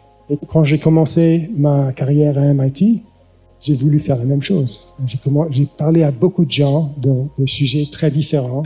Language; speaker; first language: French; early bilingual, heritage; French